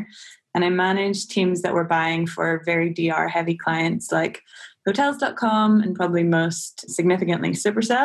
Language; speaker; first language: English; native; English